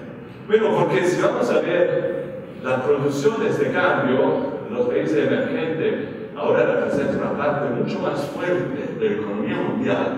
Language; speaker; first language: Spanish; non-native, fluent; Italian